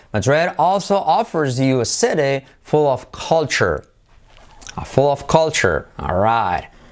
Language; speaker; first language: English; non-native, fluent; Spanish